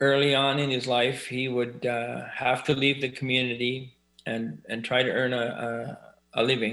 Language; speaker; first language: English; native; English